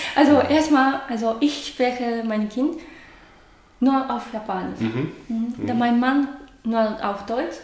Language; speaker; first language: German; non-native, learner; Japanese